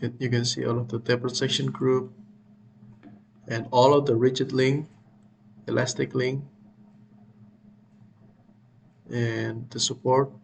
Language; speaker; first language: English; non-native, fluent; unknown